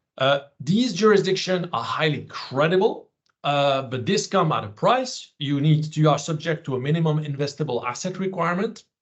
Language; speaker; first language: English; non-native, fluent; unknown